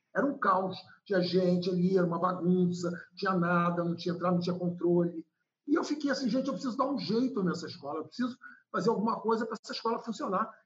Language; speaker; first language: Portuguese; native; Portuguese